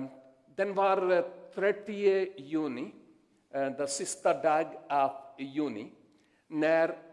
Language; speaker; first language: Swedish; non-native, learner; Urdu